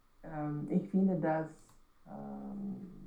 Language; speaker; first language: German; non-native, learner; Romanian